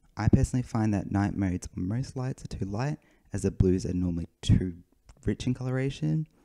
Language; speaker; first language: English; native; English